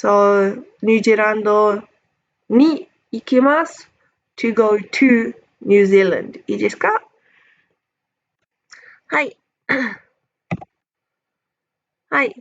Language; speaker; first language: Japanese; non-native, fluent; English